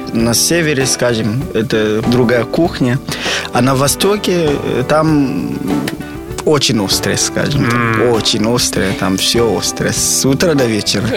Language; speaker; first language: Russian; non-native, fluent; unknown